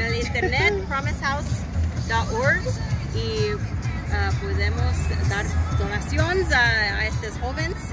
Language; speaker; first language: Spanish; non-native, learner; English